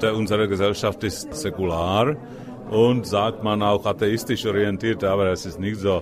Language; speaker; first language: German; non-native, fluent; Czech